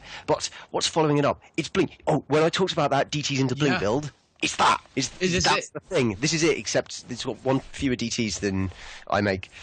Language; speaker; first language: English; native; English